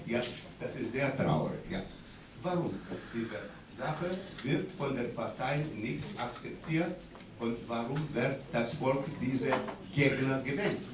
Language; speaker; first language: German; non-native, fluent; Greek